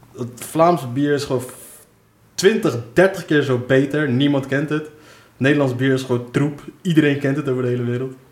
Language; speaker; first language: Dutch; early bilingual, other home language; Arabic